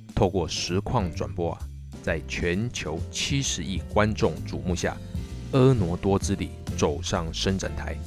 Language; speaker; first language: Chinese; native; Chinese